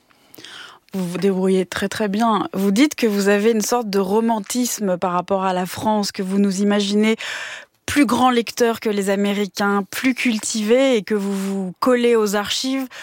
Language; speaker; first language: French; native; French